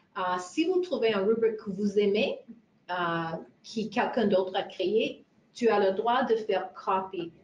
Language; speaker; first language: French; non-native, fluent; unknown